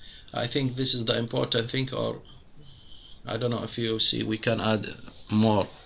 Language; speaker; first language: English; non-native, fluent; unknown